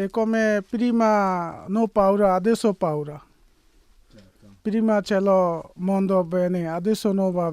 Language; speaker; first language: Italian; non-native, learner; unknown